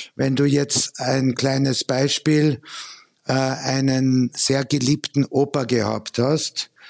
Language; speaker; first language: German; native; German